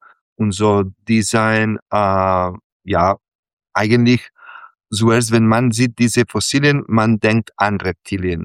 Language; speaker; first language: German; non-native, fluent; Catalan